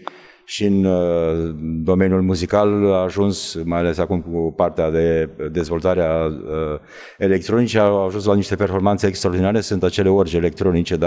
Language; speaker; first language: Romanian; native; Romanian